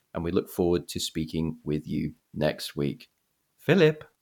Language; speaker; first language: English; native; English